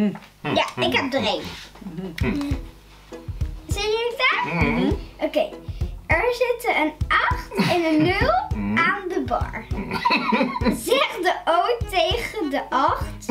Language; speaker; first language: Dutch; native; Dutch